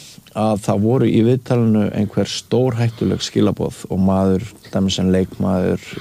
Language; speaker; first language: Icelandic; native; Icelandic